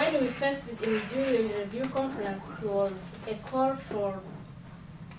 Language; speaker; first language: English; non-native, local second language; Kinyarwanda